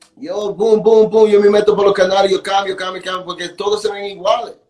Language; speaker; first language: Spanish; early bilingual, heritage; Spanish